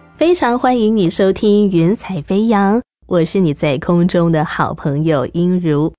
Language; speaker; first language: Chinese; native; Chinese